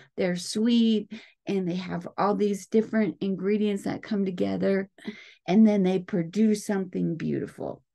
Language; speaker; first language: English; native; English